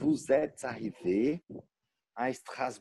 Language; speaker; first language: French; non-native, learner; Portuguese